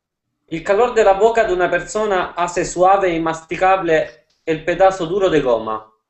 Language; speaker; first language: Spanish; non-native, learner; Italian